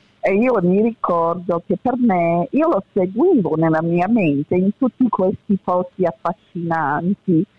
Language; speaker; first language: Italian; early bilingual, heritage; Italian